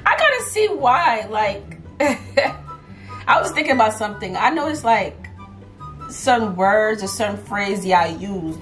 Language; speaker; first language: English; native; English